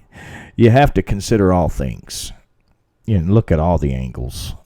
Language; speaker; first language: English; native; English